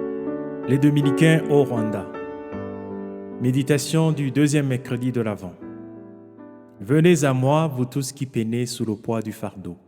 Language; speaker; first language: French; non-native, local second language; Kinyarwanda